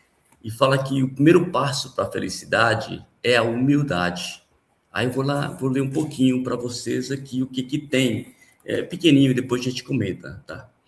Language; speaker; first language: Portuguese; native; Portuguese